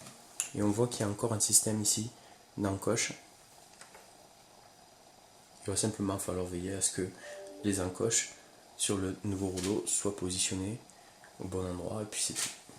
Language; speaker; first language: French; native; French